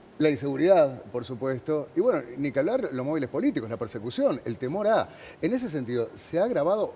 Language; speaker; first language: Spanish; native; Spanish